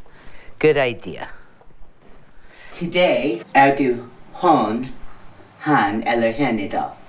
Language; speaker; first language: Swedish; non-native, learner; English